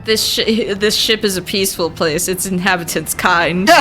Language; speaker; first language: English; native; English